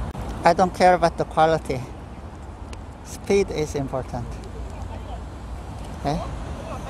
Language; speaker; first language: English; non-native, fluent; Korean